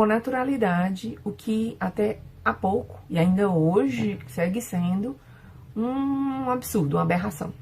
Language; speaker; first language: Portuguese; non-native, fluent; Spanish